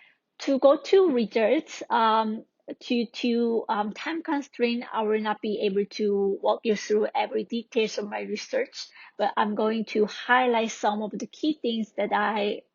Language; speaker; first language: English; non-native, fluent; Korean